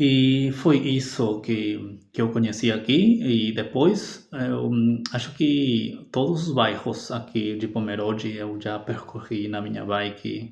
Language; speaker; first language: Portuguese; non-native, fluent; Spanish